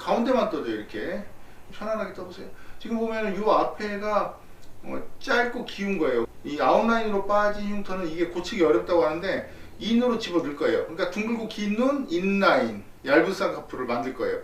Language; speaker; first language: Korean; native; Korean